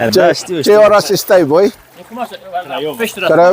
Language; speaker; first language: Romanian; non-native, learner; Bangla